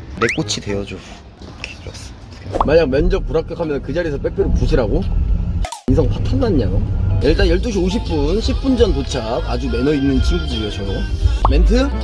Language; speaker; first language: Korean; native; Korean